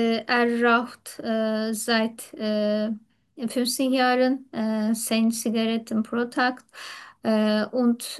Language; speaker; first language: German; non-native, learner; Turkish